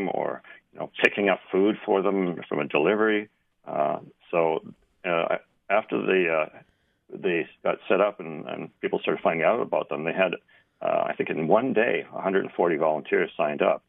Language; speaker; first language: English; native; English